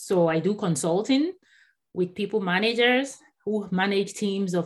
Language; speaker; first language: English; non-native, local second language; Yoruba